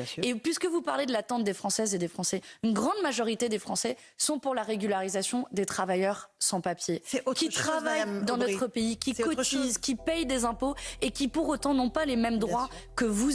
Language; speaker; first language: French; native; French